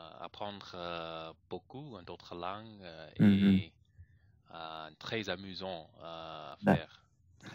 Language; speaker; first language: French; non-native, learner; English